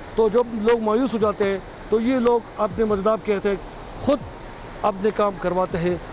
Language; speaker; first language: Urdu; non-native, local second language; Khowar